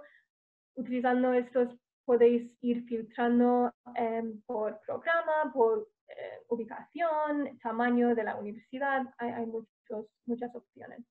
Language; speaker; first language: Spanish; non-native, fluent; English